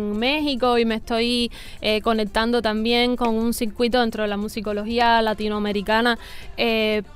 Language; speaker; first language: Spanish; native; Spanish